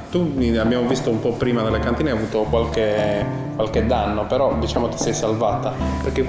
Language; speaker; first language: Italian; native; Italian